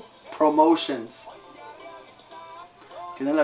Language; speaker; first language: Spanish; early bilingual, heritage; Spanish